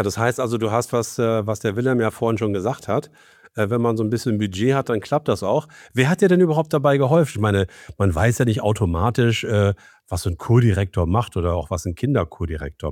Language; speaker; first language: German; native; German